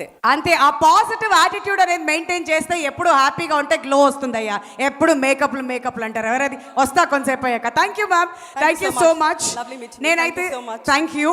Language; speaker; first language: Telugu; native; Telugu